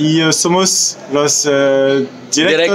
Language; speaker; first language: Spanish; non-native, learner; French